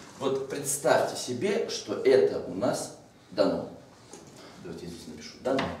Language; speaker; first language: Russian; native; Russian